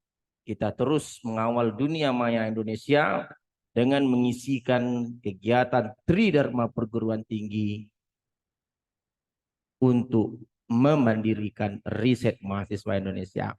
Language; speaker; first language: Indonesian; native; Indonesian